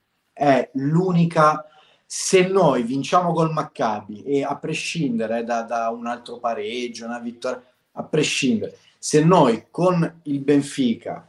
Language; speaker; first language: Italian; native; Italian